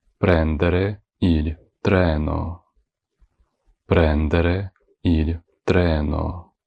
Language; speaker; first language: Italian; non-native, fluent; Ukrainian